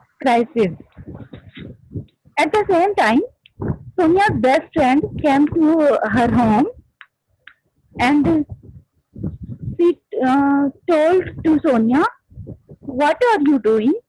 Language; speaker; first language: English; non-native, learner; Hindi